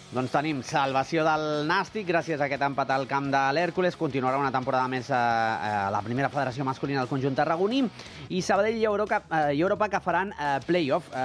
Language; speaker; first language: Catalan; native; Catalan